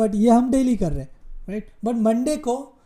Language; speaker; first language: Hindi; native; Hindi